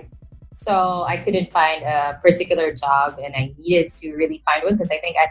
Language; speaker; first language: English; non-native, local second language; Filipino